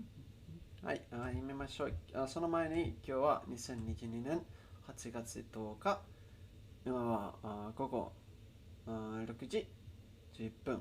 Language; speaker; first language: Japanese; non-native, learner; Spanish